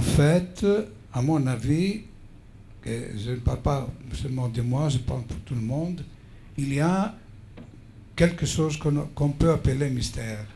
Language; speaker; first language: French; non-native, fluent; Greek